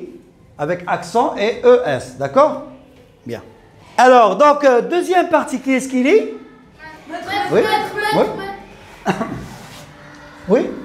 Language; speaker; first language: French; non-native, local second language; Arabic